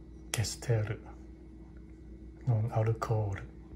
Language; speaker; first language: Japanese; non-native, fluent; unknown